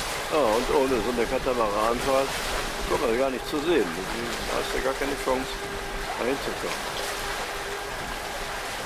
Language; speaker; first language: German; native; German